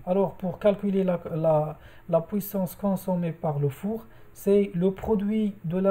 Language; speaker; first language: French; non-native, local second language; Arabic